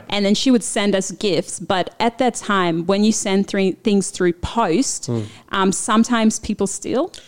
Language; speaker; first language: English; early bilingual, other home language; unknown